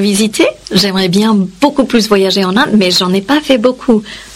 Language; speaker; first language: French; non-native, fluent; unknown